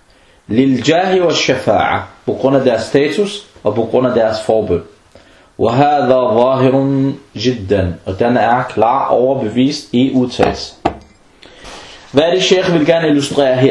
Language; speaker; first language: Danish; non-native, fluent; Arabic